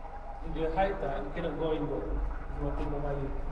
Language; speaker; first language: English; non-native, learner; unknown